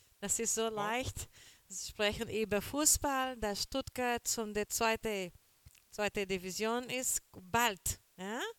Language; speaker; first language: German; non-native, fluent; Portuguese